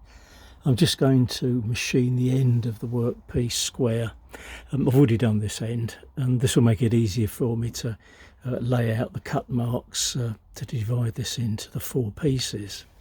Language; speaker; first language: English; native; English